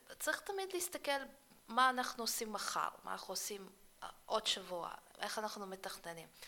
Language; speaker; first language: Hebrew; early bilingual, other home language; Russian